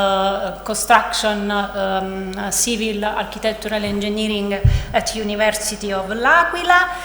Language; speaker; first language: English; non-native, learner; Italian